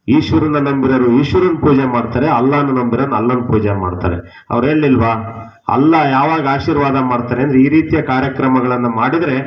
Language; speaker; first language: Kannada; native; Kannada